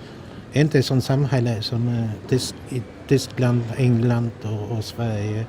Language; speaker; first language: Swedish; non-native, fluent; Polish